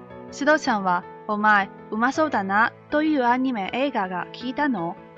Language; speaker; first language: Japanese; non-native, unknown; Chinese